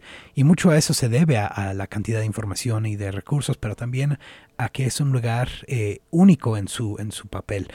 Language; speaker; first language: Spanish; native; Spanish